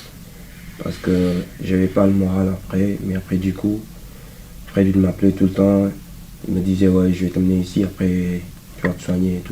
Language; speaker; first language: French; non-native, local second language; Wolof